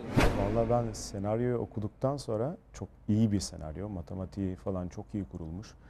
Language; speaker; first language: Turkish; early bilingual, heritage; Turkish